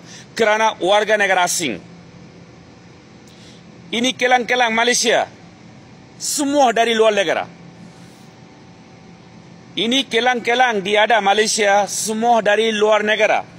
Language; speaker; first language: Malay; non-native, fluent; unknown